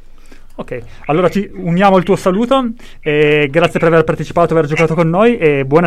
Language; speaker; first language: Italian; native; Italian